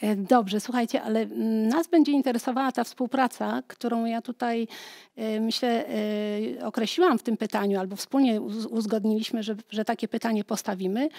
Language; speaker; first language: Polish; native; Polish